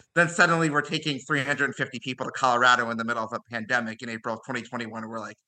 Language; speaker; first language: English; native; English